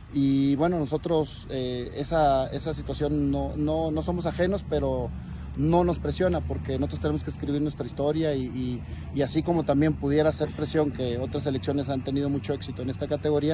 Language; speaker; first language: Spanish; native; Spanish